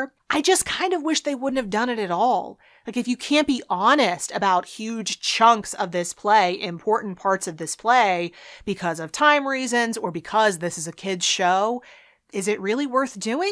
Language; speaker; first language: English; native; English